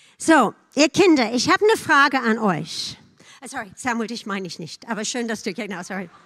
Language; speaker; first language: German; non-native, fluent; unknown